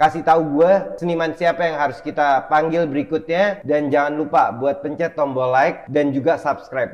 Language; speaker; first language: Indonesian; native; Indonesian